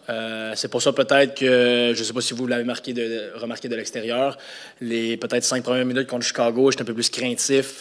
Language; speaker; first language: French; native; French